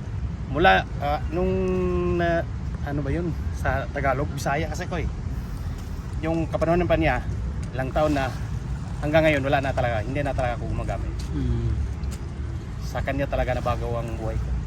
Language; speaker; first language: Filipino; non-native, local second language; Cebuano